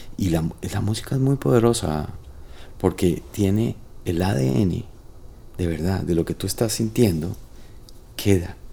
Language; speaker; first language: Spanish; native; Spanish